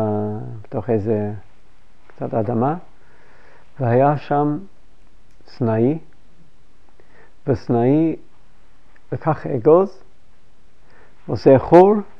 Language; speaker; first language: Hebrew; non-native, fluent; English